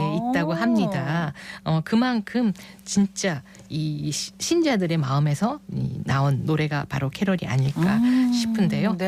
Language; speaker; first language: Korean; native; Korean